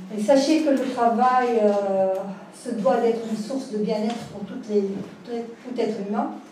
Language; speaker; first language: French; non-native, local second language; Arabic